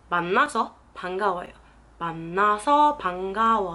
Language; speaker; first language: Korean; non-native, fluent; French